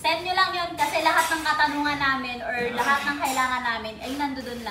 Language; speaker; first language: Filipino; native; Filipino